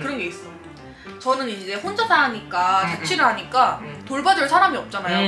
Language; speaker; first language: Korean; native; Korean